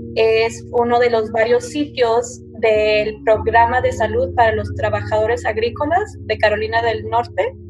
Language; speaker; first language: Spanish; early bilingual, heritage; Spanish